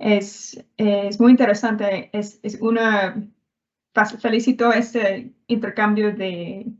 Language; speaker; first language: Spanish; non-native, learner; English